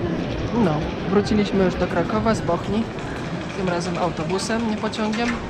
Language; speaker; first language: Polish; native; Polish